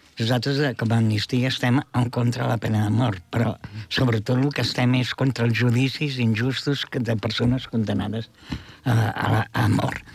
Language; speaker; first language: Catalan; native; Catalan